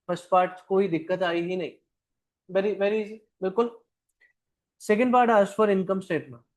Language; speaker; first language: Hindi; non-native, local second language; Punjabi